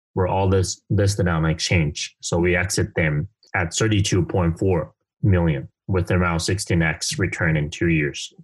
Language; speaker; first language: English; non-native, fluent; Chinese